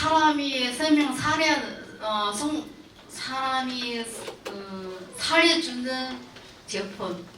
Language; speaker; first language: Korean; non-native, learner; Chinese